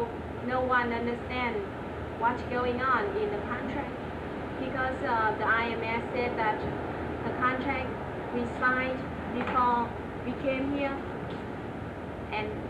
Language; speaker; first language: English; non-native, learner; Vietnamese